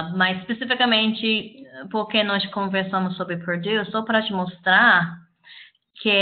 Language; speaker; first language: Portuguese; non-native, learner; English